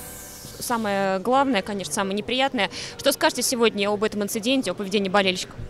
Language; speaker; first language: Russian; native; Russian